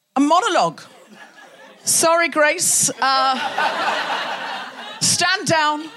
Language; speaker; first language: English; native; English